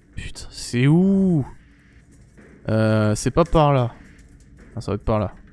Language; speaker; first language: French; native; French